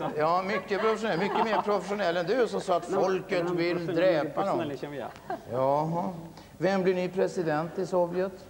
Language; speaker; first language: Swedish; native; Swedish